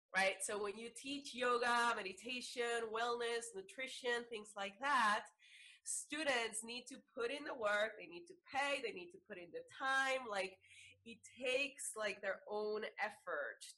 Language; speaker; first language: English; non-native, fluent; Spanish